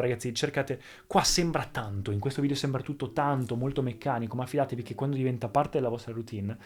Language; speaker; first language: Italian; native; Italian